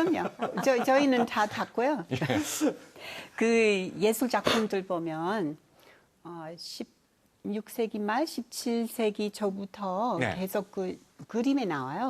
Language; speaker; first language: Korean; non-native, fluent; English